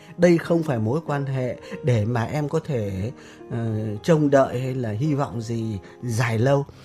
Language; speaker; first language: Vietnamese; native; Vietnamese